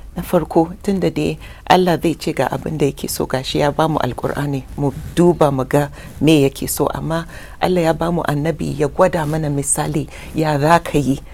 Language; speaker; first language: Hausa; non-native, local second language; English